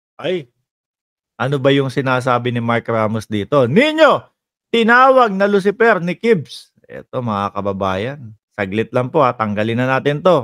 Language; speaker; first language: Filipino; native; Filipino